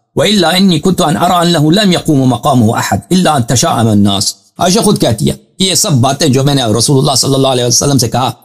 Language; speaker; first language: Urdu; non-native, fluent; Persian